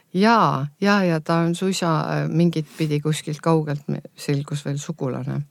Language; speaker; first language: Estonian; native; Estonian